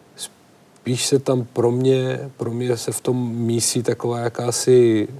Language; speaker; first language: Czech; native; Czech